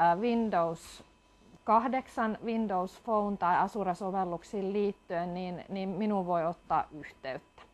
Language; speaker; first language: Finnish; native; Finnish